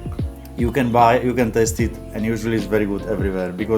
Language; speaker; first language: English; non-native, learner; Czech